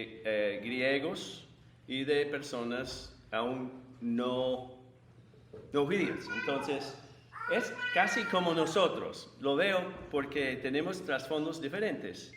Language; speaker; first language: Spanish; non-native, fluent; English